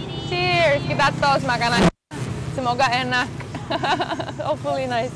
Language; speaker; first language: Indonesian; non-native, learner; Romanian